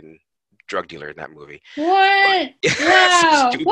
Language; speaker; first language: English; native; English